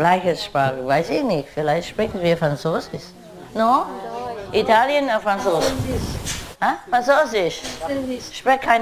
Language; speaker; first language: German; non-native, learner; Vietnamese